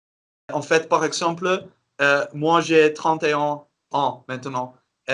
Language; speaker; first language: French; non-native, learner; Dutch